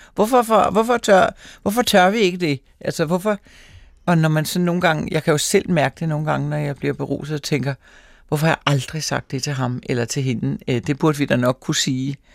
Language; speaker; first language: Danish; native; Danish